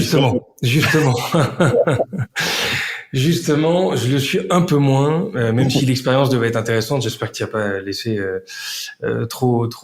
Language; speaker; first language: French; native; French